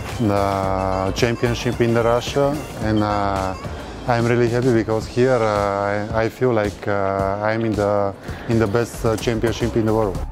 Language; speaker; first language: English; non-native, learner; Bulgarian